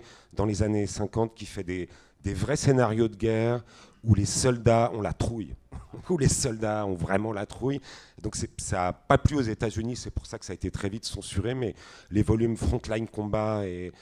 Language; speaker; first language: French; native; French